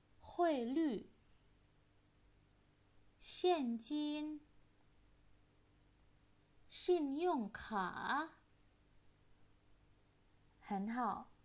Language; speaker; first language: Chinese; non-native, fluent; Indonesian